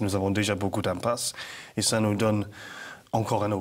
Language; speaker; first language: French; non-native, fluent; English